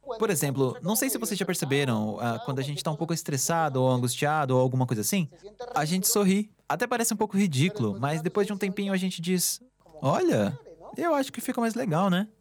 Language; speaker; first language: Portuguese; non-native, fluent; Spanish